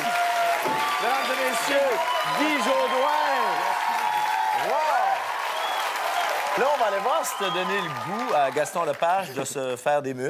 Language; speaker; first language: French; native; French